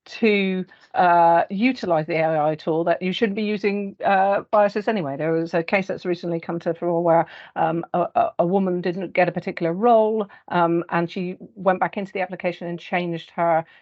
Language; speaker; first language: English; native; English